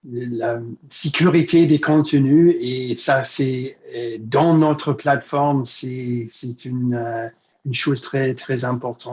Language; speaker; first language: French; non-native, fluent; English